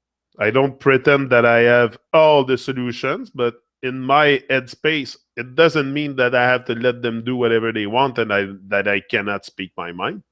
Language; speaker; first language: English; non-native, fluent; French